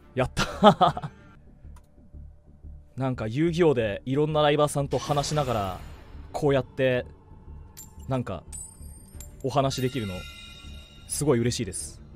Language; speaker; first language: Japanese; native; Japanese